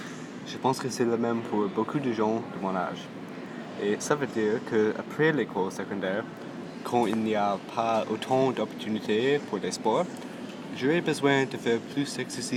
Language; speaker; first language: French; non-native, local second language; English